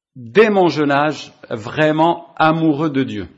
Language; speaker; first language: French; non-native, local second language; Arabic